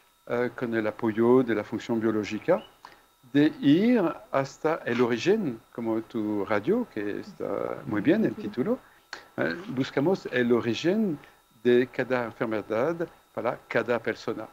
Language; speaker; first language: Spanish; non-native, fluent; French